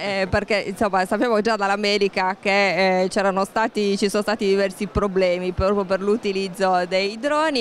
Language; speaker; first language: Italian; native; Italian